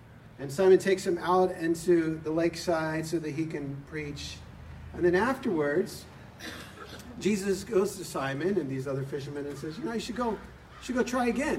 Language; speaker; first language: English; native; English